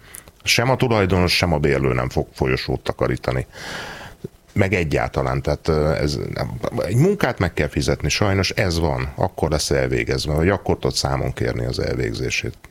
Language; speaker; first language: Hungarian; native; Hungarian